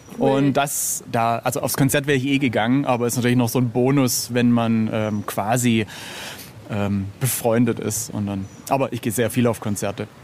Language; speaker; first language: German; native; German